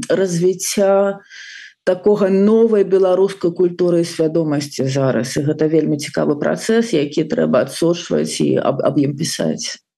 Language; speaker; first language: Belarusian; non-native, local second language; Russian